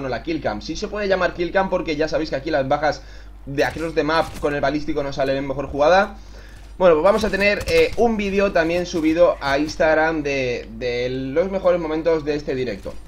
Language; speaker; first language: Spanish; native; Spanish